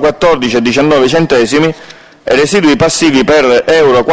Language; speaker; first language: Italian; native; Italian